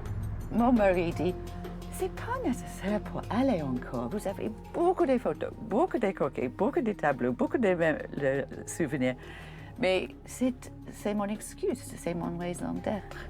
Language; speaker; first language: French; non-native, learner; English